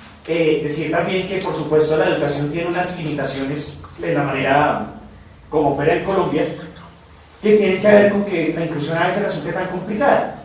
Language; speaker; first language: Spanish; native; Spanish